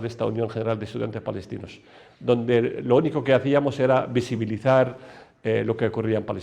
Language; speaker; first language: Spanish; non-native, fluent; Arabic